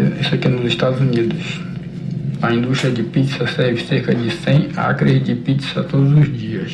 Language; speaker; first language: Portuguese; native; Portuguese